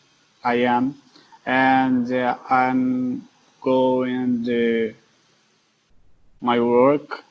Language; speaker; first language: English; non-native, learner; Portuguese